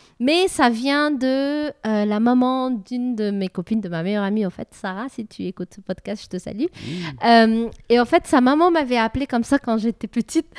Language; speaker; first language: French; native; French